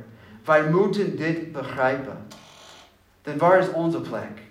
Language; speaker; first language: Dutch; non-native, learner; English